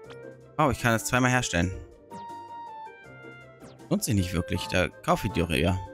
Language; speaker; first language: German; native; German